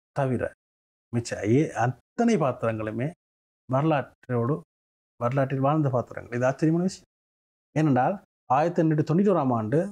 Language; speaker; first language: Tamil; native; Tamil